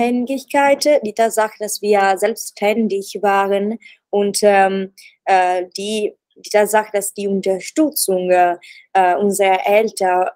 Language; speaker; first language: German; non-native, learner; Italian